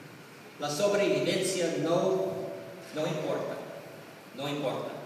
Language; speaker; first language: Spanish; non-native, learner; English